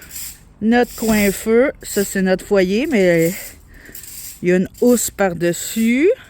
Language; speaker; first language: French; native; French